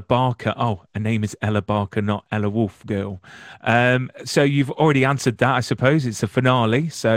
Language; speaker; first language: English; native; English